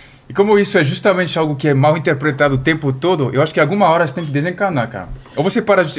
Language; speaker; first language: Portuguese; non-native, fluent; French